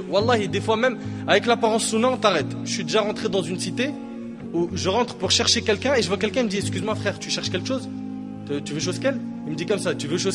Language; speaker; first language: French; native; French